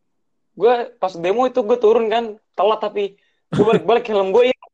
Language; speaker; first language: Indonesian; native; Indonesian